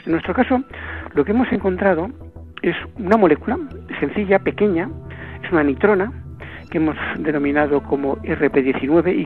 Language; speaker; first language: Spanish; native; Spanish